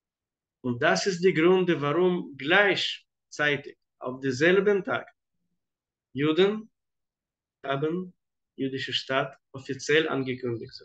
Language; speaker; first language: German; non-native, fluent; Hebrew